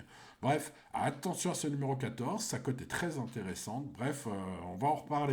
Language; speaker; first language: French; native; French